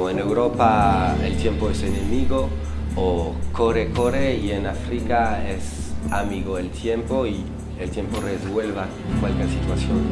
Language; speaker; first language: Spanish; non-native, fluent; French